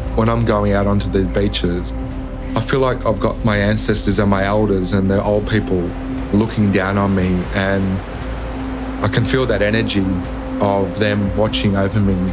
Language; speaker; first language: English; native; English